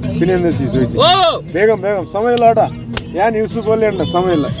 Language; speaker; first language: Malayalam; non-native, learner; Nepali